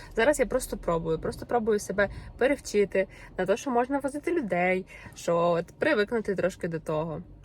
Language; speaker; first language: Ukrainian; non-native, local second language; Russian